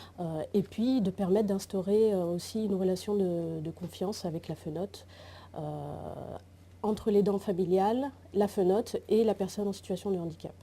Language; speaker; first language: French; native; French